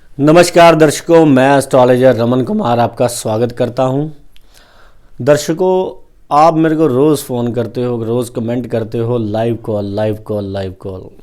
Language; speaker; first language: Hindi; non-native, local second language; Punjabi